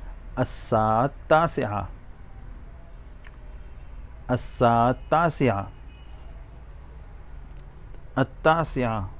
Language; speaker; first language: Arabic; non-native, fluent; Urdu